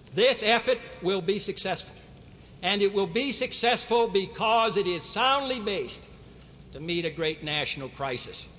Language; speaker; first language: English; native; English